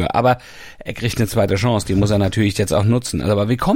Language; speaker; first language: German; native; German